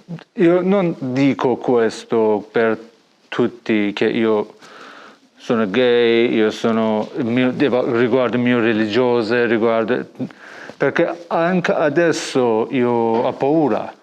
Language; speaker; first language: Italian; non-native, learner; Persian